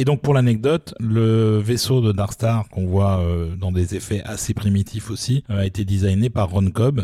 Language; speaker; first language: French; native; French